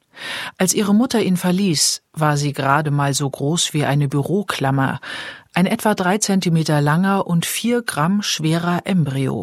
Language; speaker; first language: German; native; German